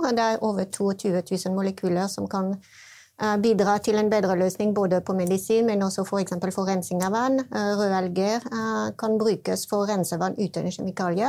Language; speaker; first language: Norwegian; non-native, fluent; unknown